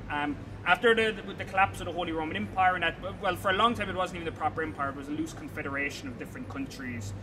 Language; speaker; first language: English; native; English